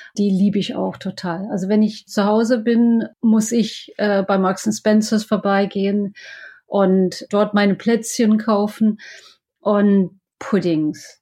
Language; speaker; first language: German; non-native, fluent; English